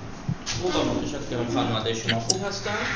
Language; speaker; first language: Persian; non-native, fluent; Urdu